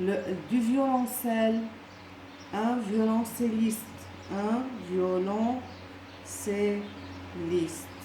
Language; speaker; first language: French; non-native, local second language; Arabic